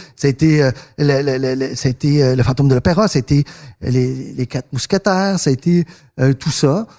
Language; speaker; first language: French; early bilingual, other home language; Spanish